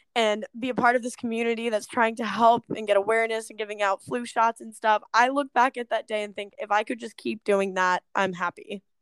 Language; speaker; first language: English; native; English